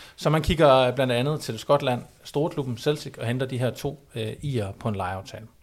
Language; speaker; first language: Danish; native; Danish